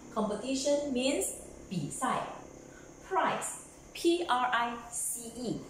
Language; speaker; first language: English; non-native, local second language; Chinese